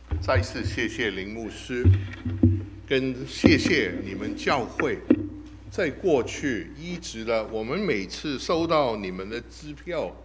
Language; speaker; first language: Chinese; non-native, local second language; Cantonese